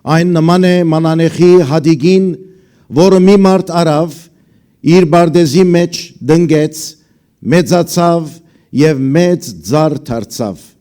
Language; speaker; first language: Armenian; early bilingual, heritage; Armenian